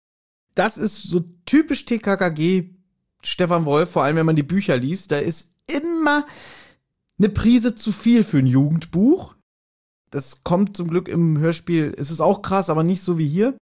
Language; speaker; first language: German; native; German